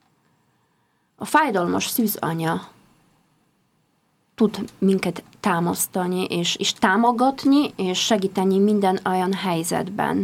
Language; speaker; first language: Hungarian; non-native, fluent; Polish